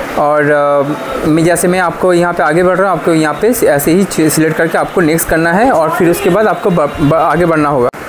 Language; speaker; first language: Hindi; non-native, local second language; Bangla